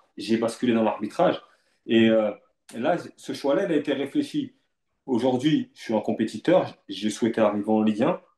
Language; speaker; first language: French; native; French